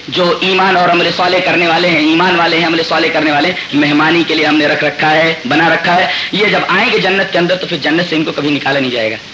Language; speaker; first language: Urdu; native; Urdu